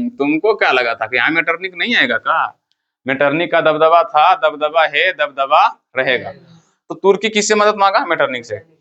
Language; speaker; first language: Hindi; native; Hindi